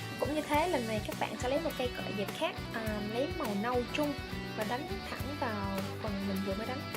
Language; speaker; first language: Vietnamese; early bilingual, heritage; Vietnamese